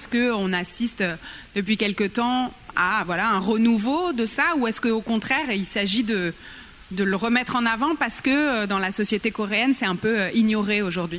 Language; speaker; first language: French; native; French